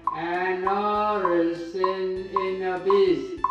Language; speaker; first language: English; non-native, fluent; Vietnamese